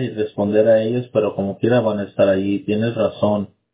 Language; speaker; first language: Spanish; early bilingual, heritage; Spanish